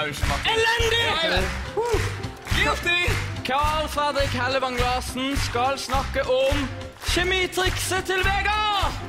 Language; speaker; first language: Norwegian; native; Norwegian